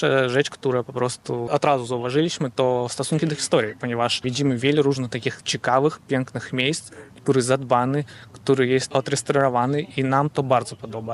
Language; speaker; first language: Polish; non-native, fluent; Russian